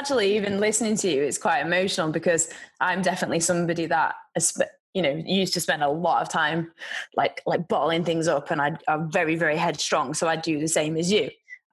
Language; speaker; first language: English; native; English